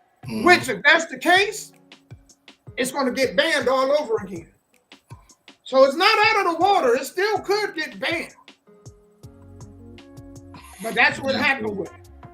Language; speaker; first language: English; native; English